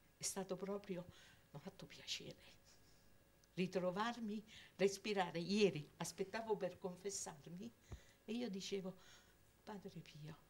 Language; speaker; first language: Italian; native; Italian